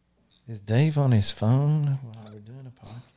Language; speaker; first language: English; native; English